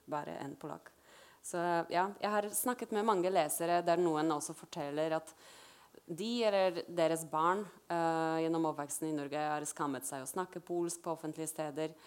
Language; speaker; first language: Norwegian; non-native, fluent; Polish